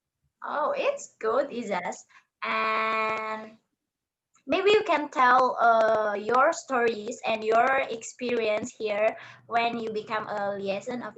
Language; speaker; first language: English; non-native, learner; Indonesian